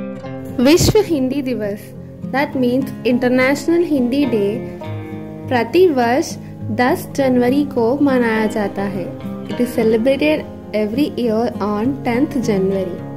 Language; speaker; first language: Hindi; non-native, local second language; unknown